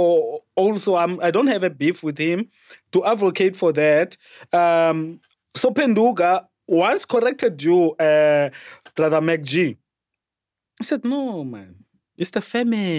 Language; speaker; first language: English; non-native, local second language; Xhosa